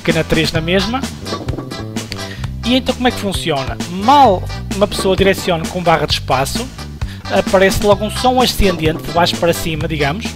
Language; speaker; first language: Portuguese; native; Portuguese